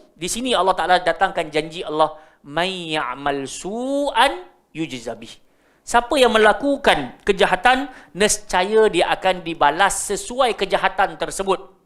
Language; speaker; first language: Malay; native; Malay